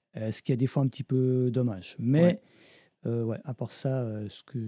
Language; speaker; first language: French; native; French